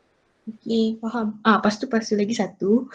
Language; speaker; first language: Malay; native; Malay